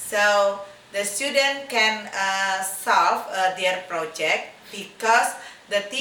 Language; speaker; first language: English; non-native, fluent; Indonesian